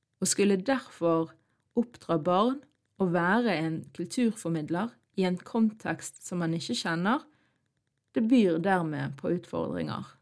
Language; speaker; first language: Norwegian; early bilingual, other home language; Arabic